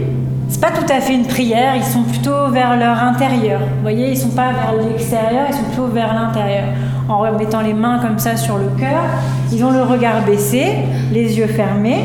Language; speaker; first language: French; native; French